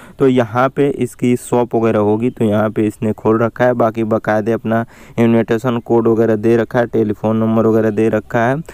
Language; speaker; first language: Hindi; native; Hindi